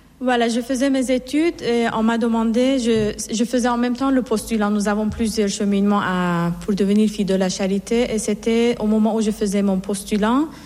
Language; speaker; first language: French; non-native, fluent; Persian